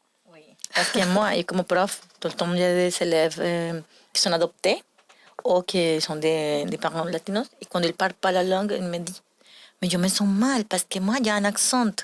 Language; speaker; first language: French; non-native, learner; Spanish